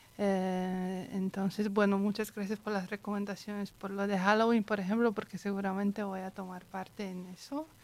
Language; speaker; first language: Spanish; non-native, fluent; Polish